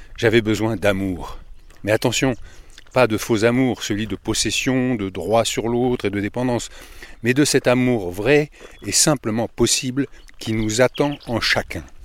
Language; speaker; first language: French; native; French